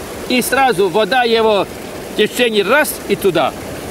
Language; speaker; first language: Russian; non-native, local second language; Latvian